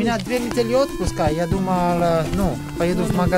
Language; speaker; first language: Russian; non-native, learner; Italian